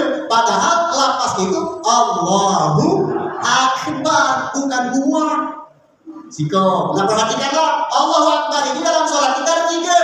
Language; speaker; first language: Malay; native; Malay